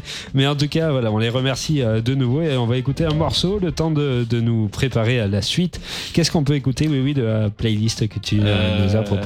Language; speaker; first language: French; native; French